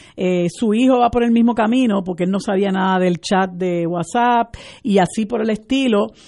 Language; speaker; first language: Spanish; native; Spanish